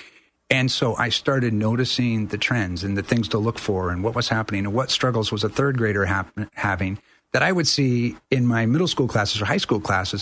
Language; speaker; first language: English; native; English